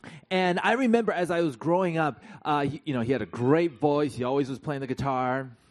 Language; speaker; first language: English; native; English